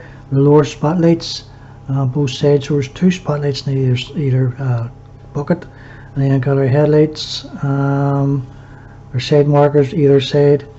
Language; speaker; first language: English; native; English